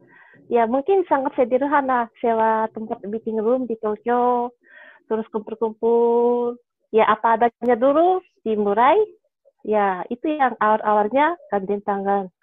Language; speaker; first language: Indonesian; non-native, fluent; Japanese